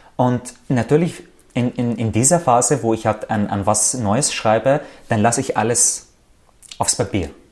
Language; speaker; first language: German; non-native, fluent; Arabic